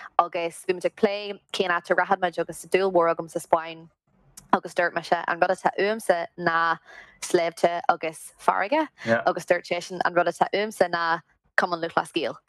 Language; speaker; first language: Irish; non-native, local second language; English